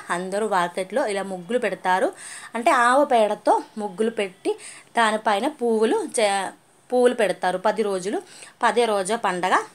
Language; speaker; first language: Telugu; non-native, learner; Malayalam